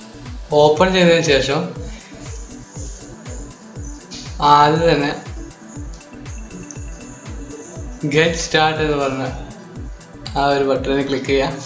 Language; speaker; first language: Malayalam; native; Malayalam